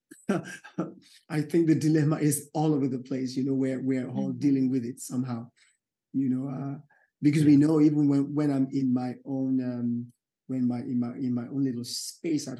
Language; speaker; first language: English; non-native, local second language; Yoruba